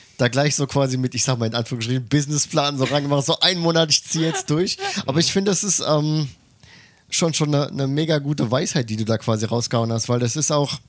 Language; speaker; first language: German; native; German